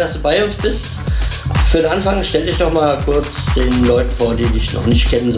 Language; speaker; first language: German; native; German